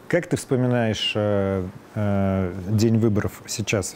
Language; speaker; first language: Russian; native; Russian